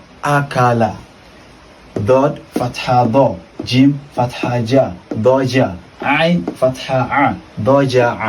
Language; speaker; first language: Arabic; non-native, fluent; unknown